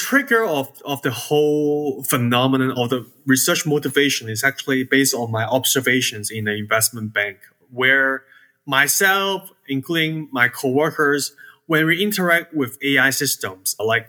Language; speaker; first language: English; non-native, local second language; Cantonese